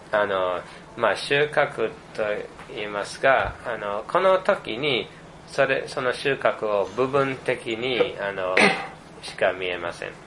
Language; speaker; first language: Japanese; non-native, fluent; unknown